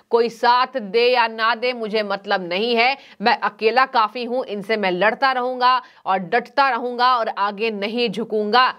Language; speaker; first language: Hindi; native; Hindi